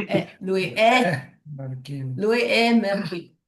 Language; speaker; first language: Italian; non-native, learner; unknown